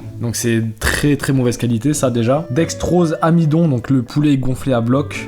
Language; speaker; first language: French; native; French